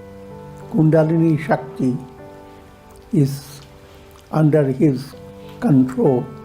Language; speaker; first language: English; non-native, local second language; Hindi